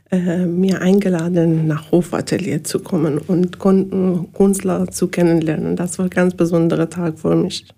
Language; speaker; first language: German; non-native, learner; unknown